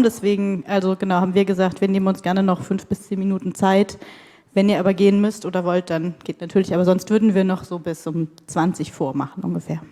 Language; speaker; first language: German; native; German